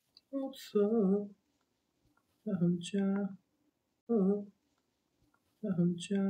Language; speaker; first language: Chinese; native; Chinese